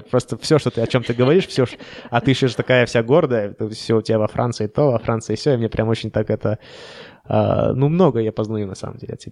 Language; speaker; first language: Russian; native; Russian